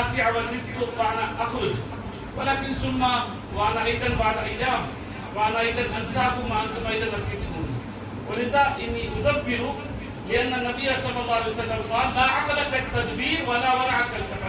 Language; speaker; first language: Arabic; non-native, fluent; Urdu